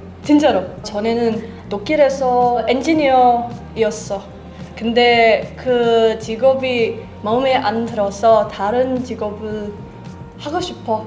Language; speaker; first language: Korean; non-native, learner; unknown